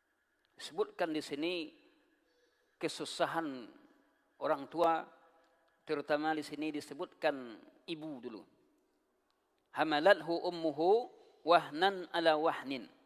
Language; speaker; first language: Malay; non-native, local second language; Minangkabau